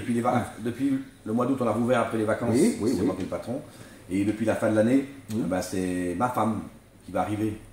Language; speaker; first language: French; native; French